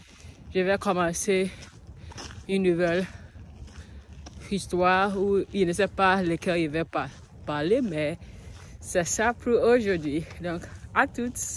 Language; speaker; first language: French; non-native, learner; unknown